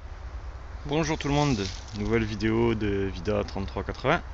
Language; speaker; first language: French; native; French